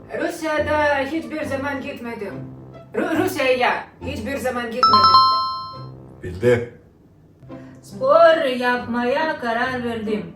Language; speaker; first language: Turkish; non-native, learner; Russian